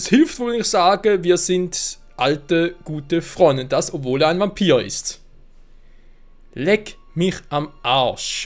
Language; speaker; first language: German; native; German